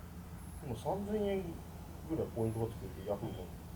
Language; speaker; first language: Japanese; native; Japanese